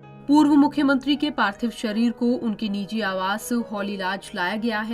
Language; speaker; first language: Hindi; native; Hindi